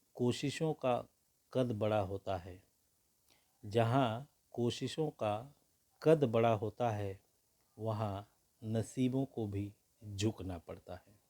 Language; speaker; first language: Hindi; native; Hindi